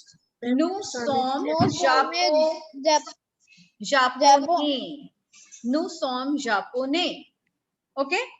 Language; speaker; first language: French; non-native, fluent; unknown